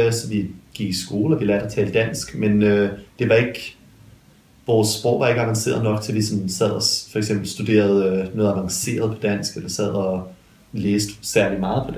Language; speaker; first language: Danish; non-native, local second language; English